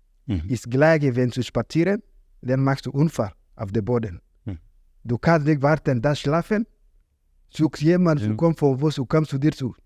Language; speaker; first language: German; non-native, learner; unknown